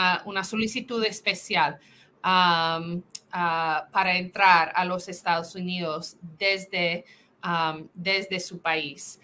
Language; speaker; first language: Spanish; non-native, fluent; English